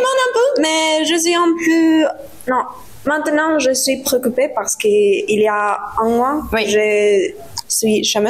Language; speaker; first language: French; non-native, learner; Spanish